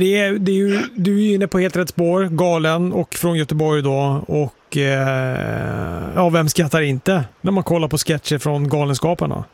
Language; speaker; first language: Swedish; native; Swedish